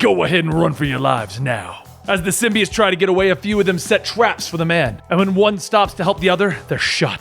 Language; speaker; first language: English; native; English